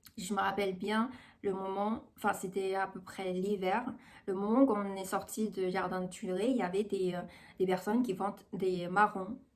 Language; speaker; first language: French; non-native, fluent; Chinese